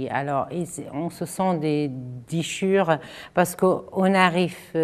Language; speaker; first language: French; non-native, fluent; Arabic